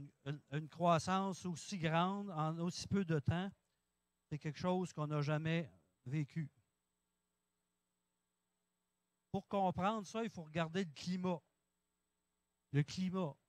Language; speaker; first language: French; native; French